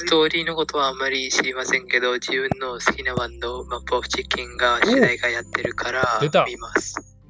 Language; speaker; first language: Japanese; non-native, learner; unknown